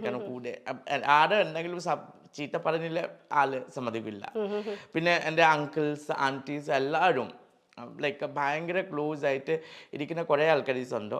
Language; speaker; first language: Malayalam; non-native, learner; Assamese